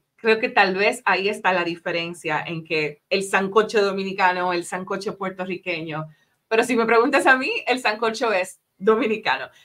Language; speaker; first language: Spanish; native; Spanish